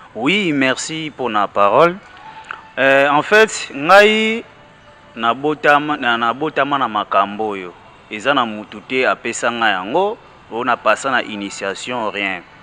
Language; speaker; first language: Lingala; non-native, local second language; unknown